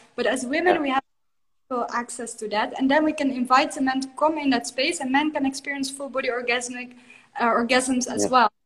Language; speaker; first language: English; non-native, fluent; Dutch